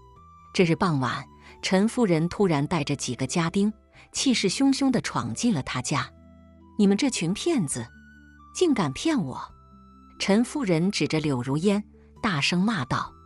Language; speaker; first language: Chinese; native; Chinese